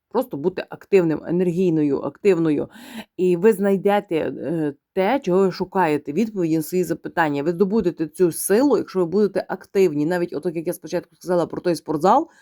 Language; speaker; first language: Ukrainian; non-native, local second language; Russian